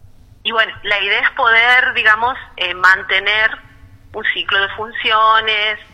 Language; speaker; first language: Spanish; native; Spanish